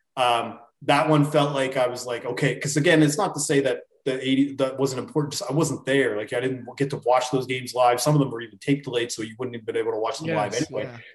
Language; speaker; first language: English; native; English